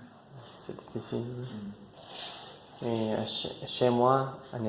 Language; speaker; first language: French; non-native, learner; English